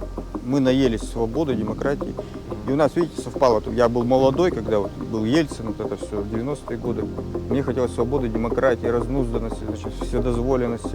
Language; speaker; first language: Russian; native; Russian